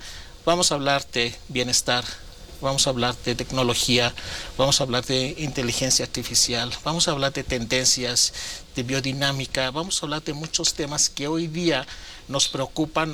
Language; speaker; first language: Spanish; non-native, fluent; Greek